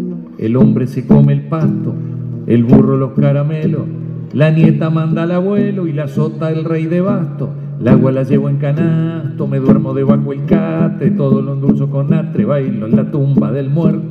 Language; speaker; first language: Spanish; native; Spanish